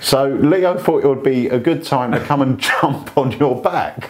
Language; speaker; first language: English; native; English